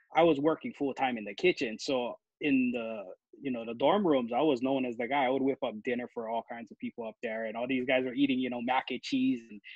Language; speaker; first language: English; native; English